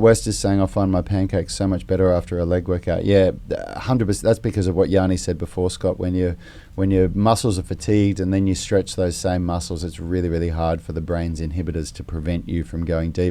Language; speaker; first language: English; native; English